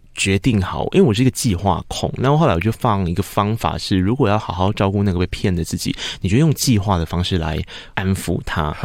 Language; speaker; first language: Chinese; non-native, local second language; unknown